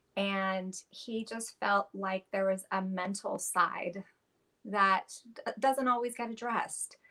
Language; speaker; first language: English; native; English